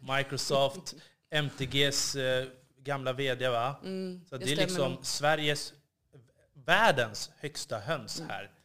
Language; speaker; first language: Swedish; native; Swedish